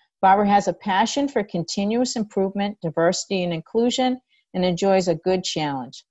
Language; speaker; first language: English; native; English